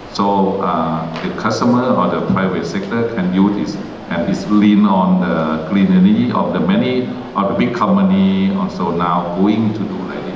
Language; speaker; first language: English; non-native, learner; Thai